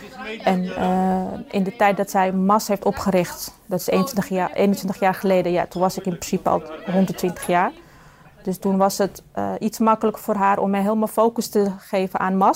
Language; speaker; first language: Dutch; early bilingual, other home language; Arabic